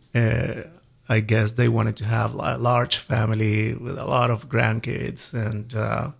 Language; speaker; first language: English; non-native, fluent; Spanish